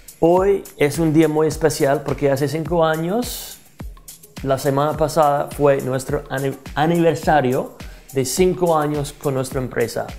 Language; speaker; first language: Spanish; non-native, fluent; English